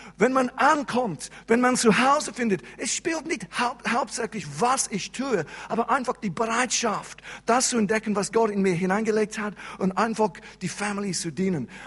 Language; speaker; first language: German; non-native, fluent; English